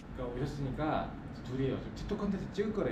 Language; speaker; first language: Korean; native; Korean